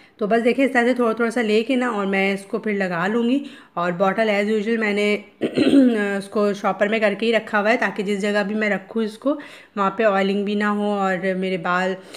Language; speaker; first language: Hindi; native; Hindi